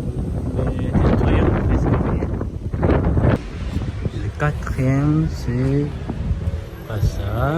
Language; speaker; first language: French; non-native, learner; Korean